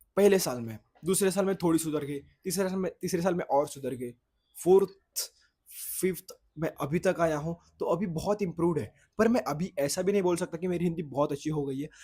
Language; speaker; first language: Hindi; non-native, local second language; Marathi